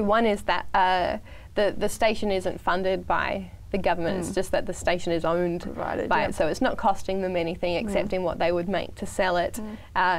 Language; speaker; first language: English; native; English